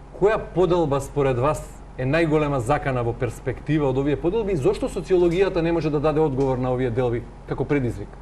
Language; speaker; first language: Macedonian; native; Macedonian